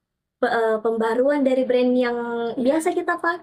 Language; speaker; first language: Indonesian; native; Indonesian